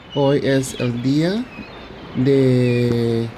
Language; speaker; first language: Spanish; non-native, learner; English